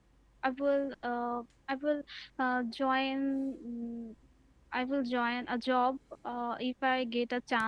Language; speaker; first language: English; non-native, learner; Bangla